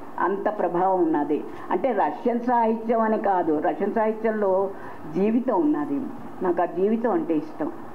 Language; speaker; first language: Telugu; native; Telugu